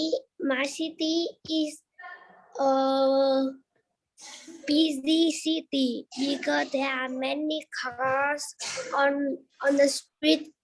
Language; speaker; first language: English; non-native, learner; Vietnamese